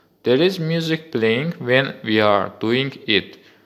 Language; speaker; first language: English; non-native, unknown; Azerbaijani